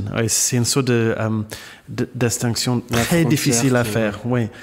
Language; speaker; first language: French; non-native, fluent; English